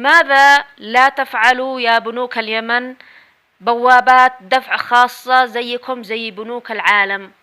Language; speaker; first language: Arabic; native; Arabic